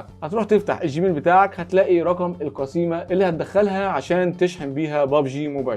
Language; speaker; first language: Arabic; native; Arabic